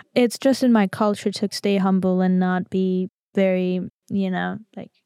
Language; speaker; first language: English; non-native, fluent; Armenian